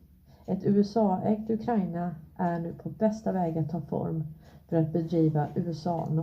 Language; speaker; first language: Swedish; native; Swedish